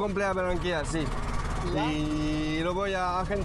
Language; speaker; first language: Spanish; non-native, learner; French